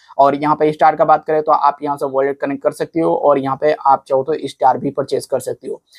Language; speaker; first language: Hindi; native; Hindi